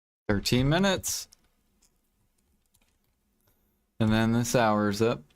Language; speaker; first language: English; native; English